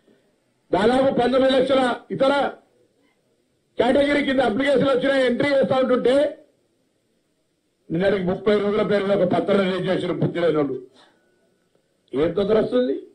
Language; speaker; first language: Telugu; native; Telugu